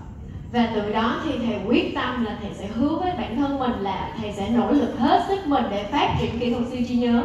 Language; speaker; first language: Vietnamese; native; Vietnamese